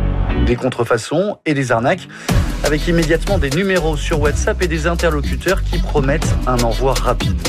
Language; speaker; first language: French; native; French